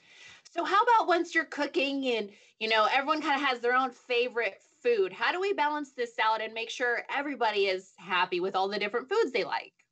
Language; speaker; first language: English; native; English